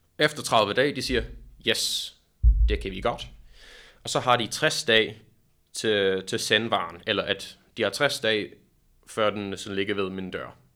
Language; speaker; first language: Danish; non-native, fluent; English